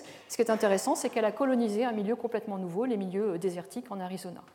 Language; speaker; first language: French; native; French